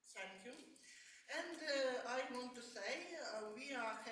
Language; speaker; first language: English; non-native, learner; Ukrainian